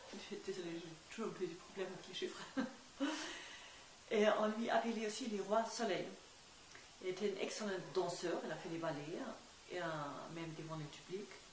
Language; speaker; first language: French; non-native, fluent; German